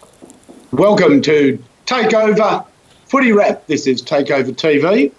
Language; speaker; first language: English; native; English